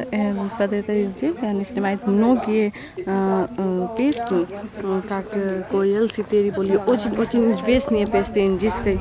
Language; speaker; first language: Russian; non-native, learner; Hindi